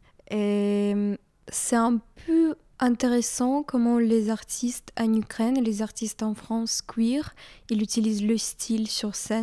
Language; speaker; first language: French; non-native, fluent; Ukrainian